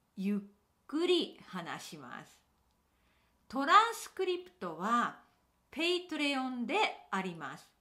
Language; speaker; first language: Japanese; native; Japanese